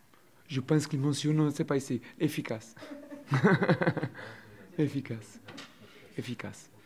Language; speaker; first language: French; non-native, learner; Portuguese